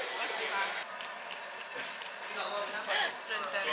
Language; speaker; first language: Chinese; non-native, learner; Japanese